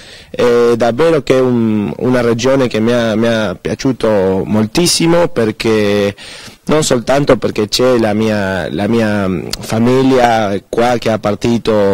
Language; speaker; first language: Italian; early bilingual, heritage; Spanish